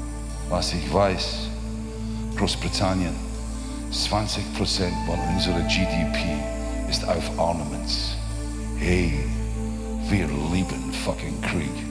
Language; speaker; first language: German; non-native, learner; English